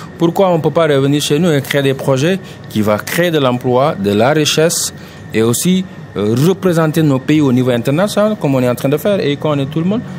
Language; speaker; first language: French; non-native, local second language; Wolof